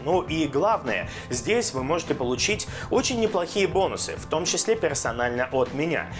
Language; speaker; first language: Russian; native; Russian